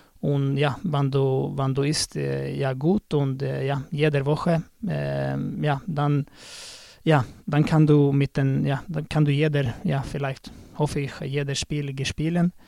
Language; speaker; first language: German; non-native, learner; Swedish